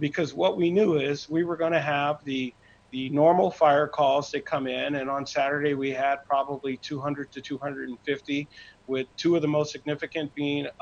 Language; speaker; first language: English; native; English